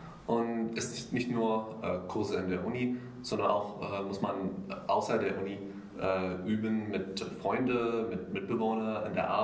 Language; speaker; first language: German; non-native, fluent; Arabic